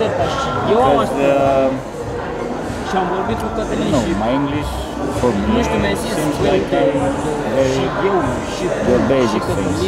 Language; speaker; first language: English; non-native, learner; Romanian